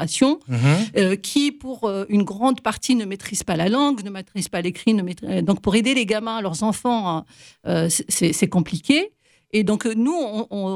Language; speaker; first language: French; native; French